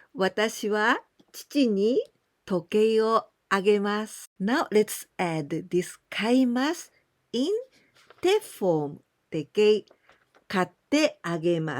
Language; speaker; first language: Japanese; non-native, fluent; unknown